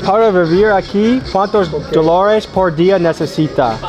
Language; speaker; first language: Spanish; non-native, learner; English